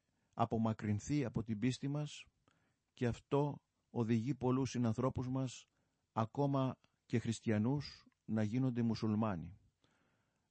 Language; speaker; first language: Greek; native; Greek